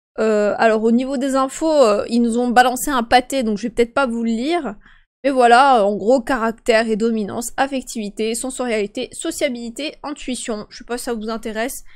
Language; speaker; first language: French; early bilingual, other home language; Polish